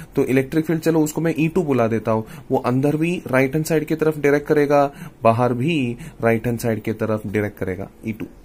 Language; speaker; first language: Hindi; non-native, local second language; Malayalam